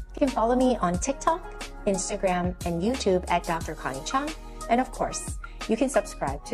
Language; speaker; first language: English; native; English